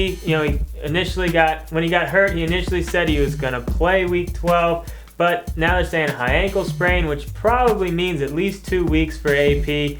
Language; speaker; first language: English; native; English